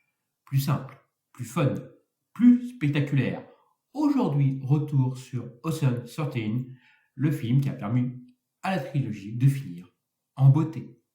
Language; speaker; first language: French; native; French